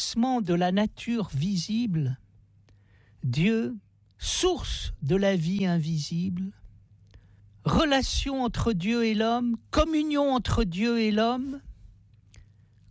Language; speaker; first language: French; native; French